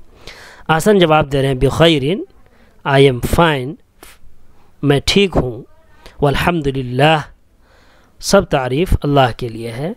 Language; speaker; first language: Urdu; native; Urdu